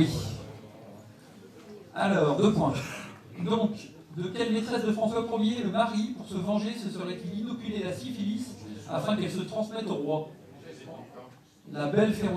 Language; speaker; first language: French; native; French